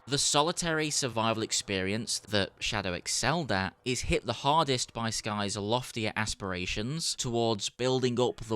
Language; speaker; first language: English; native; English